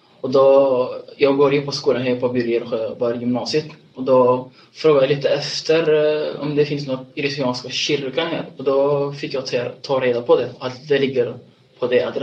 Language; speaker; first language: Swedish; non-native, fluent; Tigrinya